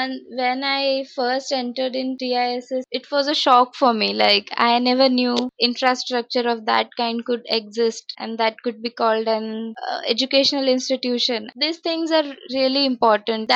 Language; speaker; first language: English; non-native, local second language; Marathi